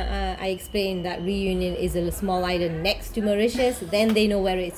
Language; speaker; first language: English; native; English